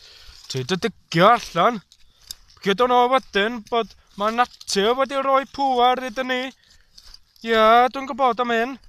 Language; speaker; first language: Welsh; non-native, learner; English